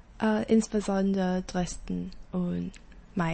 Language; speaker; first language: German; non-native, learner; Chinese